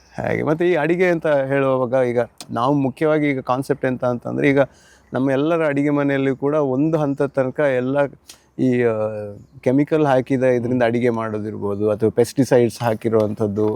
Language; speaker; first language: Kannada; native; Kannada